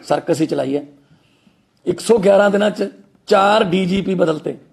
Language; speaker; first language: Hindi; non-native, local second language; Punjabi